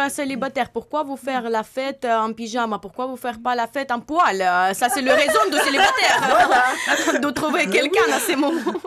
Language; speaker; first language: French; non-native, learner; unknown